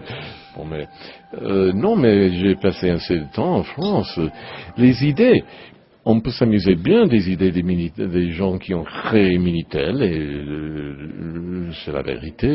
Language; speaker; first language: French; non-native, learner; English